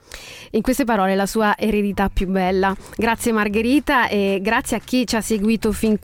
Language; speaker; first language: Italian; native; Italian